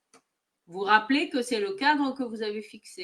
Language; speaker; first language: French; native; French